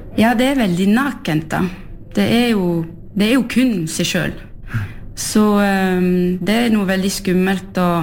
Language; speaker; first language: Norwegian; non-native, fluent; French